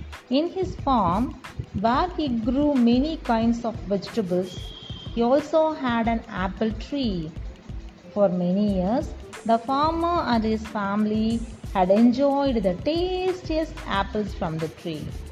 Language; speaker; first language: English; non-native, local second language; Tamil